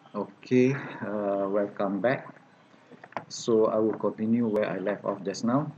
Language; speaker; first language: English; non-native, local second language; Malay